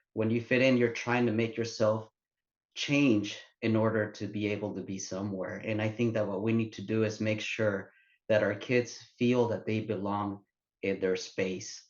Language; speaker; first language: English; non-native, fluent; Spanish